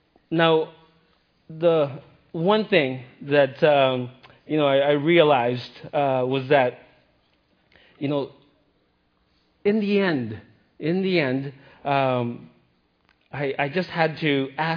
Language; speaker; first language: English; non-native, local second language; Filipino